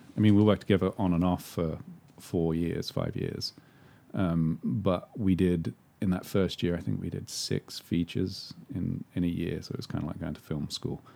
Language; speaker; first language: English; native; English